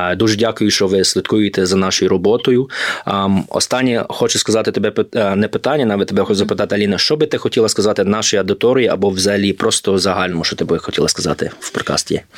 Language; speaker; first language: Ukrainian; early bilingual, heritage; Ukrainian